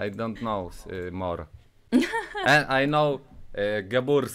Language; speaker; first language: English; non-native, learner; Polish